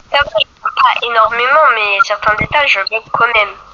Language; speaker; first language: French; native; French